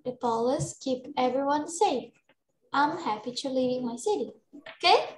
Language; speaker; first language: English; non-native, fluent; Portuguese